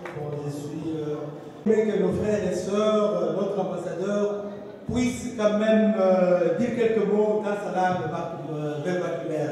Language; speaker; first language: French; non-native, local second language; Swahili